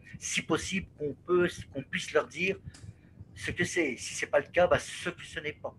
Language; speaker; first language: French; native; French